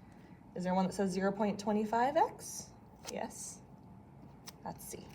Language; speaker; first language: English; native; English